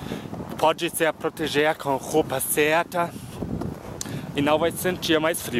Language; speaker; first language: Portuguese; non-native, fluent; German